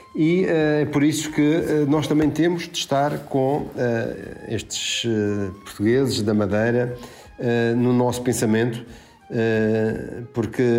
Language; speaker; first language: Portuguese; native; Portuguese